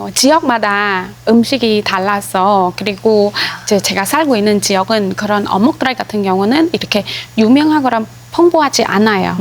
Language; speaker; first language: Korean; non-native, fluent; Khmer